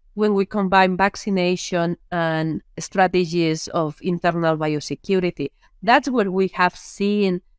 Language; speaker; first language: English; non-native, fluent; Spanish